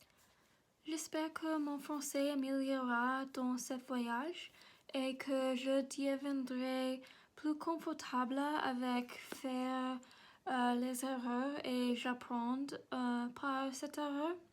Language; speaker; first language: French; non-native, learner; English